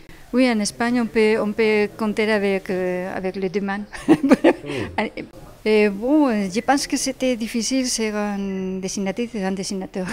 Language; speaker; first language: French; non-native, fluent; Spanish